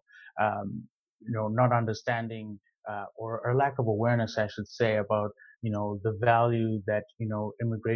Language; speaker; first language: English; non-native, local second language; Shona